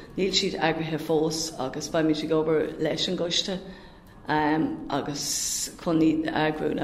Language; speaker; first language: Irish; non-native, local second language; English